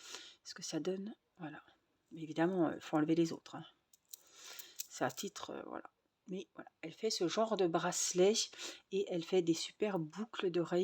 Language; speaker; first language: French; native; French